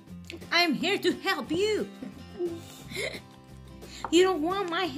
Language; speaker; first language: English; non-native, local second language; Filipino